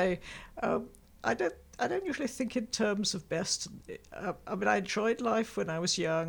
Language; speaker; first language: English; native; English